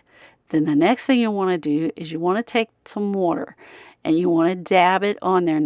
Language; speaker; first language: English; native; English